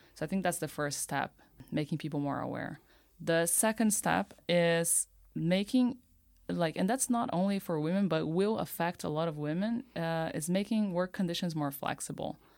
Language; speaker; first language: English; non-native, fluent; Portuguese